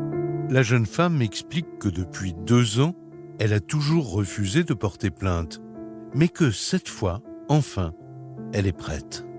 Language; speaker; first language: French; native; French